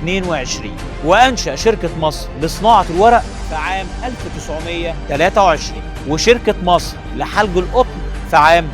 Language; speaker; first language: Arabic; native; Arabic